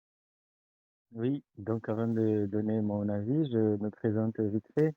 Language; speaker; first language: French; non-native, local second language; Comorian